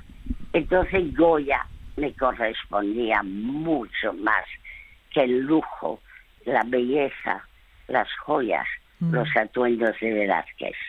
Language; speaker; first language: Spanish; early bilingual, other home language; French